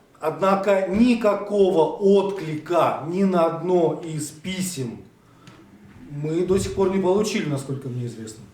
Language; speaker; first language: Russian; native; Russian